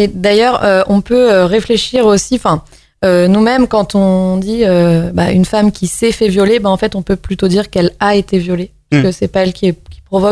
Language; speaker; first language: French; native; French